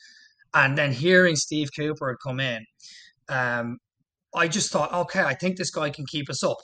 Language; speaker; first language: English; native; English